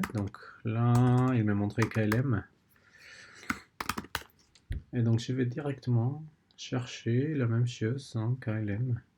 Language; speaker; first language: French; non-native, learner; Spanish